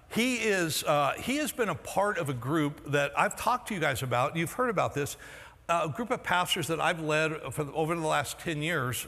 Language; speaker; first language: English; native; English